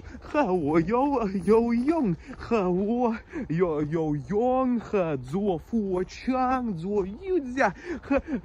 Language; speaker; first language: Chinese; non-native, learner; Russian